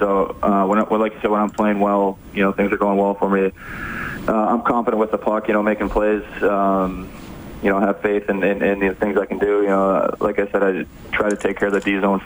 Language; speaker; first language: English; native; English